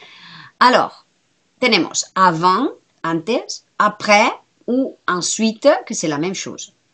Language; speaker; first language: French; non-native, fluent; Spanish